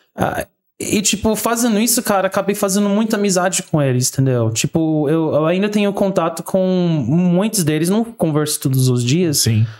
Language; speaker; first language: Portuguese; non-native, fluent; English